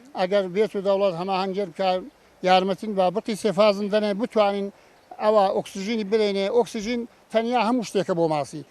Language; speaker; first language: Central Kurdish; native; Central Kurdish